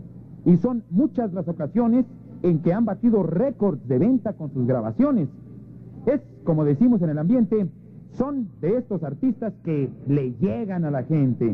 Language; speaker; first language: Spanish; native; Spanish